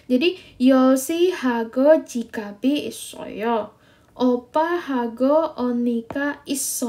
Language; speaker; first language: Korean; non-native, learner; Indonesian